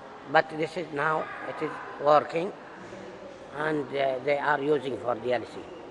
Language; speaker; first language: English; non-native, learner; Arabic